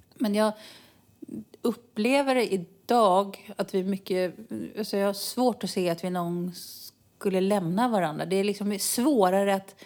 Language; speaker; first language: Swedish; native; Swedish